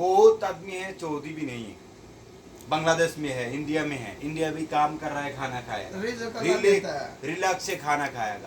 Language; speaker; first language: Hindi; non-native, learner; Bangla